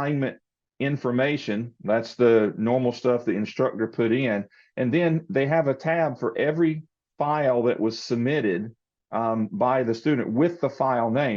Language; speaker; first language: English; native; English